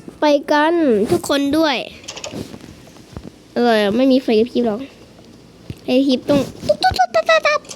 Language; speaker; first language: Thai; native; Thai